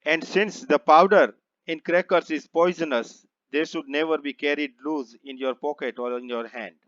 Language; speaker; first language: English; non-native, local second language; Gujarati